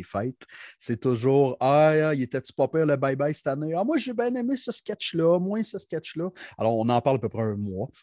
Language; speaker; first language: French; native; French